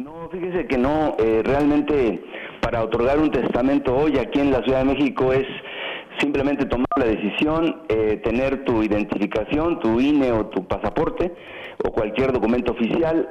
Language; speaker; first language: Spanish; native; Spanish